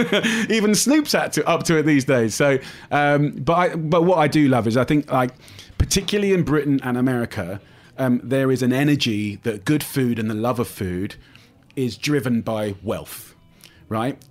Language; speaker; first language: English; native; English